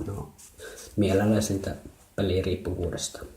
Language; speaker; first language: Finnish; non-native, fluent; Jarai